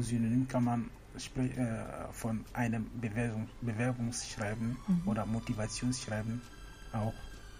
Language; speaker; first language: German; non-native, learner; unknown